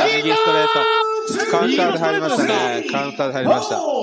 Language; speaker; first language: Japanese; native; Japanese